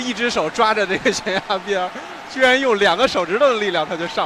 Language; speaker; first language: Chinese; native; Chinese